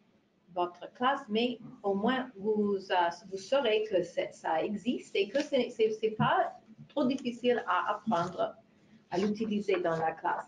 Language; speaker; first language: French; non-native, fluent; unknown